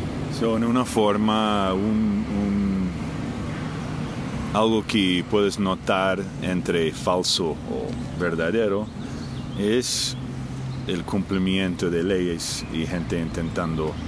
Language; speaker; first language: Spanish; non-native, fluent; English